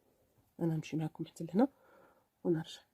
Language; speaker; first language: Arabic; native; Arabic